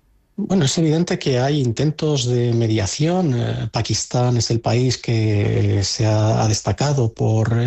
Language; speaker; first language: Spanish; native; Spanish